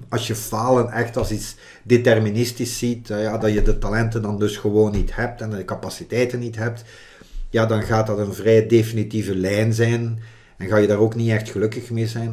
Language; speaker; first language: Dutch; native; Dutch